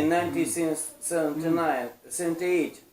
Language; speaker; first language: English; non-native, learner; Russian